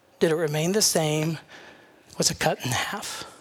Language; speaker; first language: English; native; English